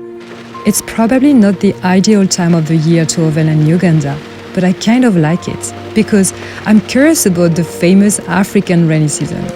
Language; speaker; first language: English; non-native, fluent; French